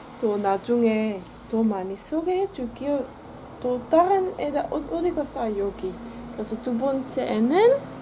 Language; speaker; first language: Korean; non-native, fluent; Dutch